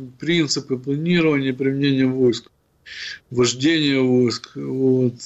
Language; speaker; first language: Russian; non-native, local second language; Ukrainian